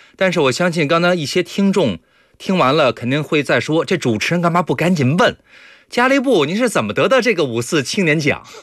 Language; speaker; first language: Chinese; native; Chinese